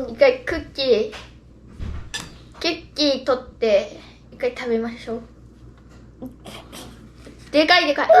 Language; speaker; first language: Japanese; early bilingual, other home language; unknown